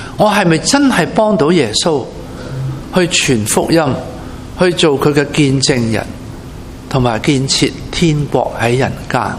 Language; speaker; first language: Chinese; non-native, local second language; Cantonese